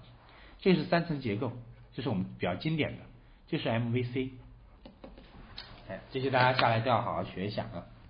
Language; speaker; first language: Chinese; native; Chinese